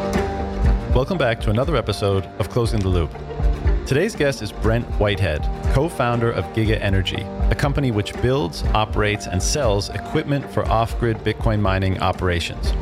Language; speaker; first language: English; native; English